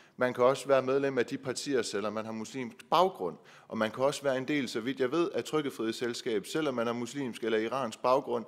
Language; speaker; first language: Danish; early bilingual, other home language; Persian